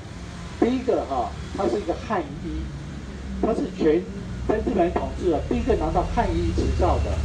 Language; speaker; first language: Chinese; native; Chinese